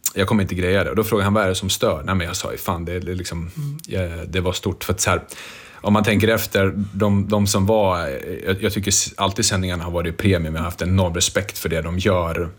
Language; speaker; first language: Swedish; early bilingual, other home language; Bosnian